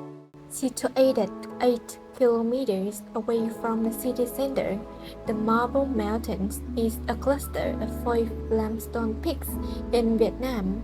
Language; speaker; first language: English; non-native, fluent; Vietnamese